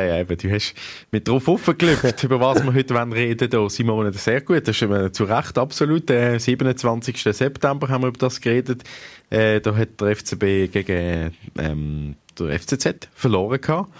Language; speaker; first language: German; native; German